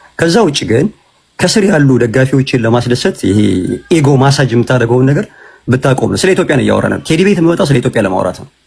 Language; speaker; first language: Amharic; native; Amharic